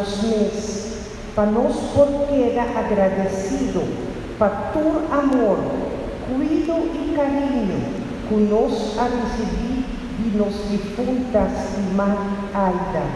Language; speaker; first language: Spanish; non-native, local second language; Papiamento